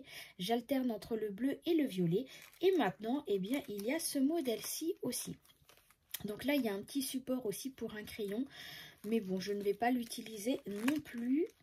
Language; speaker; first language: French; native; French